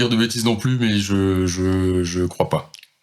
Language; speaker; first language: French; native; French